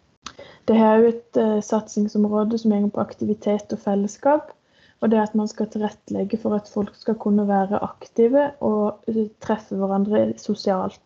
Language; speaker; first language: Norwegian; native; Norwegian